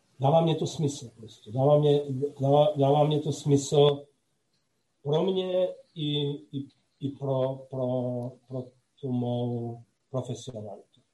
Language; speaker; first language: Czech; non-native, local second language; Slovak